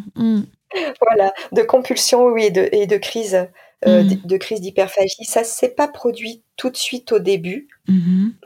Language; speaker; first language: French; native; French